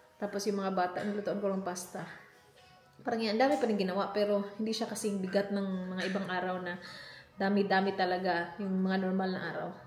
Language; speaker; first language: Filipino; non-native, local second language; Cebuano